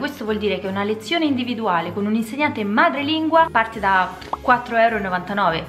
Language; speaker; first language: Italian; native; Italian